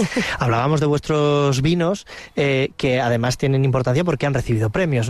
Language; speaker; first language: Spanish; native; Spanish